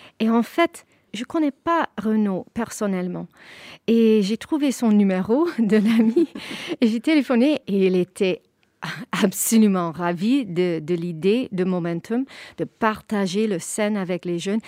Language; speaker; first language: French; non-native, fluent; English